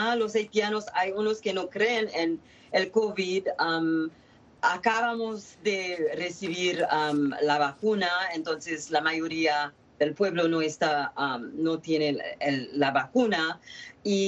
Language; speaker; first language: Spanish; non-native, fluent; Haitian Creole